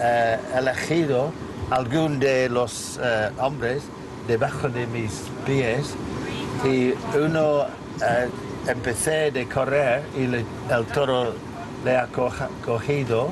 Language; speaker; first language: Spanish; non-native, learner; English